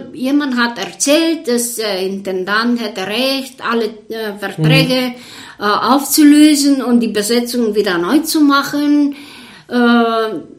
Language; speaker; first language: German; non-native, fluent; Bulgarian